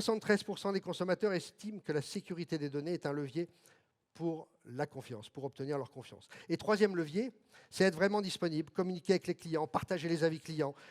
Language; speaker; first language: French; native; French